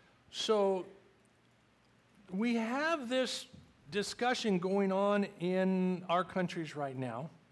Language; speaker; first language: English; native; English